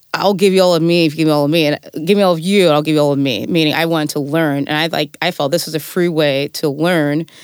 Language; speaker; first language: English; native; English